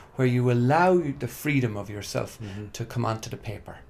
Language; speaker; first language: English; native; English